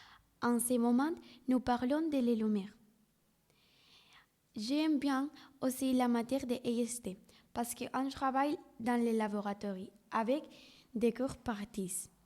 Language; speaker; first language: French; non-native, fluent; Spanish